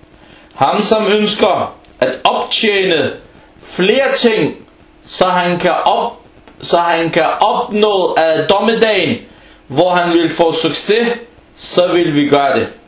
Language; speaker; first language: Danish; non-native, fluent; Arabic